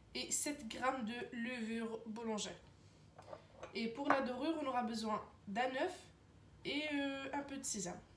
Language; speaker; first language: French; non-native, local second language; Arabic